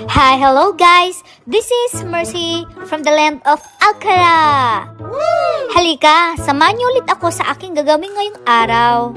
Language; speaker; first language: Filipino; non-native, local second language; Iloko